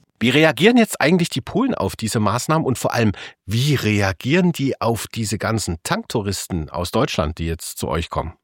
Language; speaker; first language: German; native; German